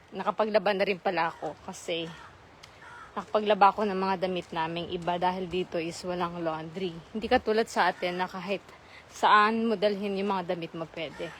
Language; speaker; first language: Filipino; non-native, local second language; Iloko